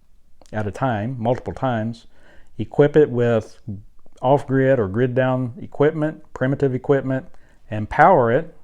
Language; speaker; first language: English; native; English